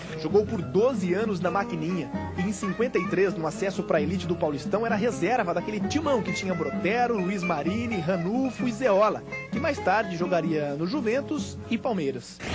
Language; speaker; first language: Portuguese; native; Portuguese